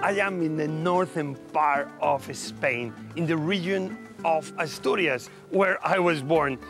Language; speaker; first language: English; non-native, fluent; Spanish